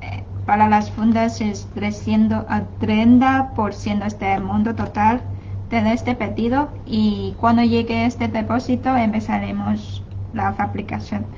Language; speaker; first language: Spanish; non-native, fluent; Chinese